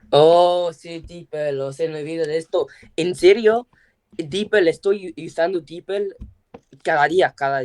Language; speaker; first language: Spanish; non-native, learner; English